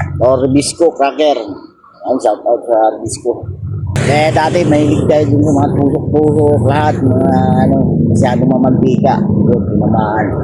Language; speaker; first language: Filipino; non-native, local second language; Cebuano